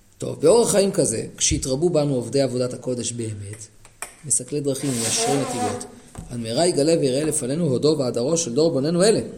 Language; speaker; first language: Hebrew; native; Hebrew